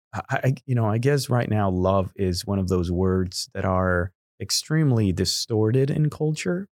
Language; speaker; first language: English; non-native, fluent; Spanish